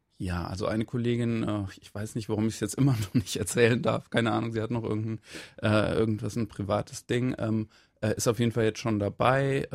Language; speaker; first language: German; native; German